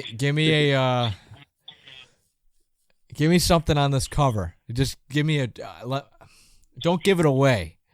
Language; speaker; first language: English; native; English